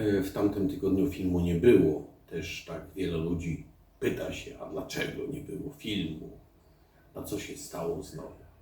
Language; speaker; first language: Polish; native; Polish